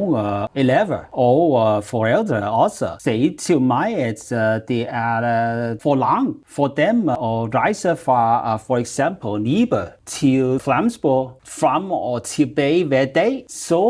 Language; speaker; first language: Danish; non-native, learner; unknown